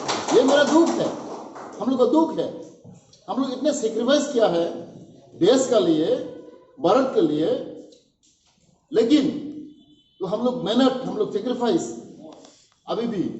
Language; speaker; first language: Hindi; non-native, local second language; Kok Borok